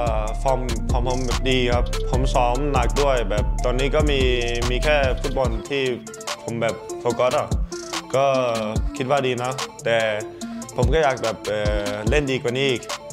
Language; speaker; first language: Thai; early bilingual, heritage; Thai